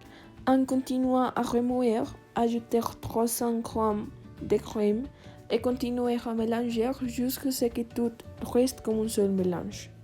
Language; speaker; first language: French; non-native, learner; Spanish